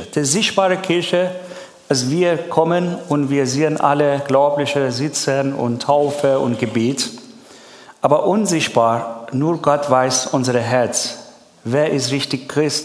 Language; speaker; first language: German; non-native, learner; Persian